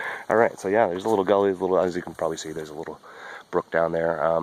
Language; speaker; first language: English; native; English